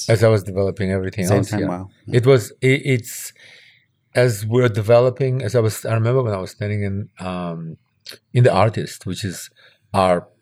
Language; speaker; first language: English; early bilingual, other home language; Russian